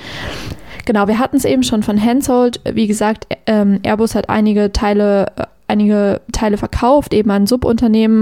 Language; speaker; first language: German; native; German